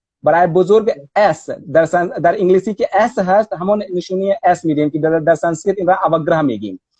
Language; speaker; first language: Persian; non-native, learner; Hindi